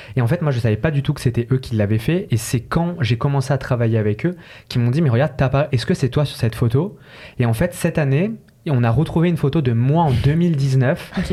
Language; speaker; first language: French; native; French